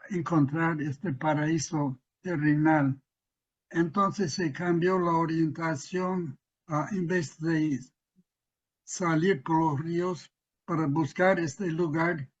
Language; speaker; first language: Spanish; non-native, fluent; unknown